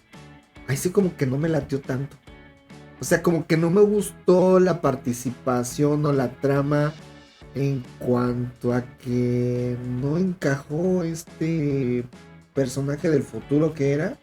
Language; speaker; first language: Spanish; native; Spanish